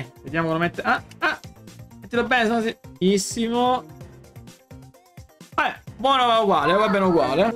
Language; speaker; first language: Italian; native; Italian